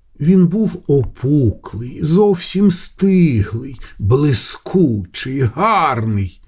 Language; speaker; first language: Ukrainian; non-native, local second language; Russian